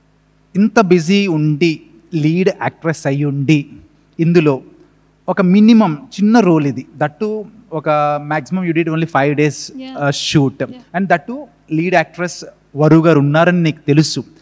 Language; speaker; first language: Telugu; native; Telugu